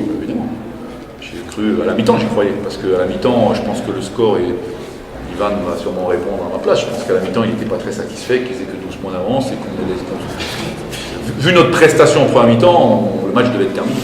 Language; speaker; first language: French; native; French